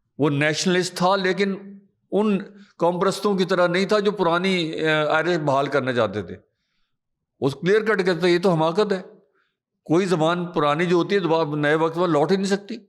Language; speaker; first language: Urdu; non-native, local second language; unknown